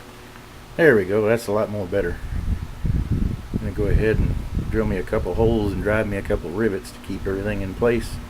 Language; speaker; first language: English; native; English